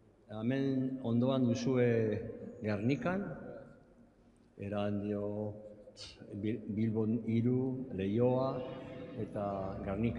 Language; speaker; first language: Basque; non-native, local second language; Spanish